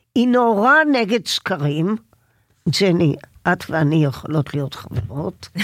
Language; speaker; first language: Hebrew; native; Hebrew